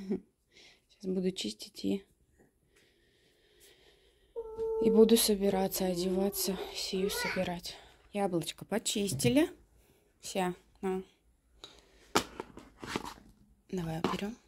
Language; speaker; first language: Russian; native; Russian